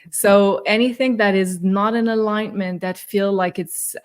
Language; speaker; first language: English; non-native, fluent; French